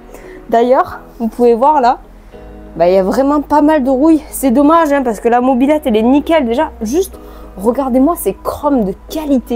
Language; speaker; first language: French; native; French